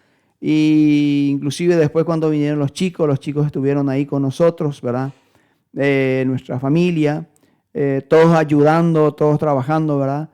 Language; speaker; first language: Spanish; native; Spanish